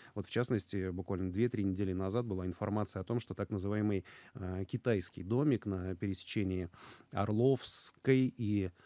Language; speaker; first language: Russian; native; Russian